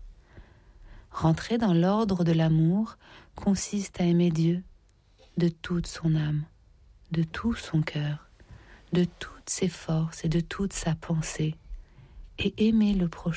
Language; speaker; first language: French; native; French